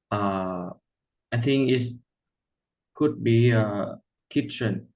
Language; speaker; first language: English; non-native, learner; Vietnamese